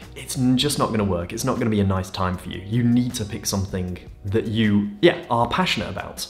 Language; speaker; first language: English; native; English